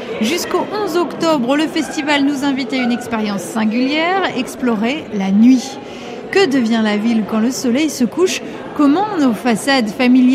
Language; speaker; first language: French; native; French